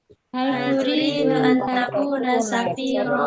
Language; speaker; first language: Arabic; non-native, learner; Indonesian